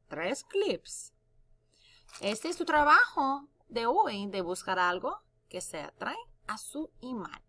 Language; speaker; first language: Spanish; non-native, fluent; English